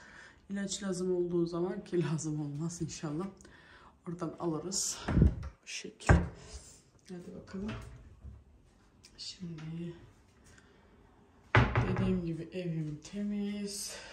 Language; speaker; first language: Turkish; early bilingual, heritage; Turkish